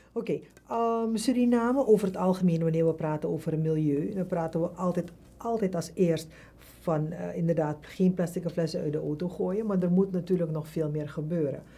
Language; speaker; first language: Dutch; native; Dutch